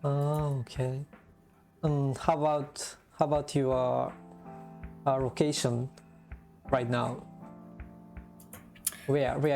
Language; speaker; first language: English; non-native, learner; Japanese